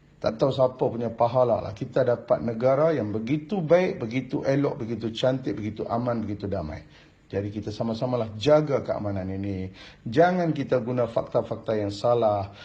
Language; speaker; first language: Malay; non-native, local second language; Tamil